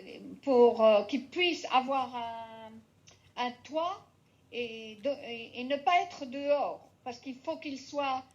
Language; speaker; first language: French; non-native, fluent; Spanish